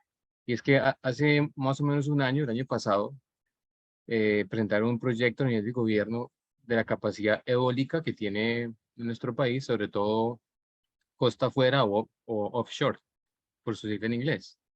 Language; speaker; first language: Spanish; native; Spanish